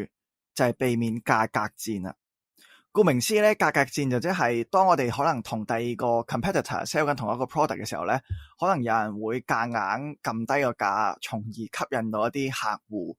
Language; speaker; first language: Cantonese; native; Cantonese